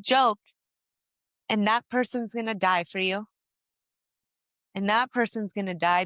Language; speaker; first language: English; native; English